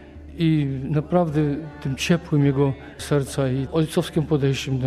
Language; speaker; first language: Polish; native; Polish